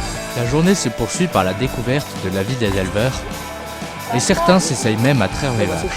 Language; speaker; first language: French; native; French